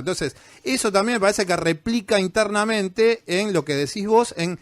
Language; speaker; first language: Spanish; native; Spanish